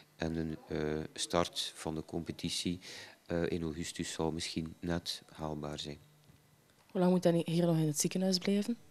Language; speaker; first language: Dutch; native; Dutch